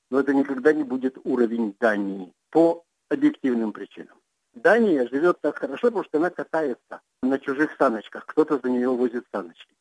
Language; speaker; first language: Russian; native; Russian